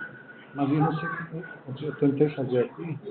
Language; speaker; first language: Portuguese; non-native, fluent; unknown